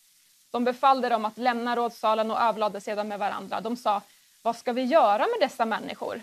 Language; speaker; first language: Swedish; native; Swedish